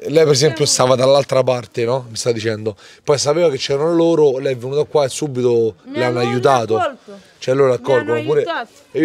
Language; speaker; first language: Italian; native; Italian